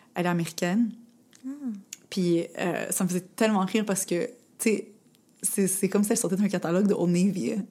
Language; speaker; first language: French; native; French